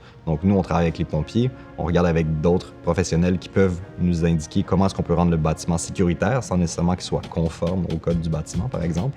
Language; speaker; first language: French; native; French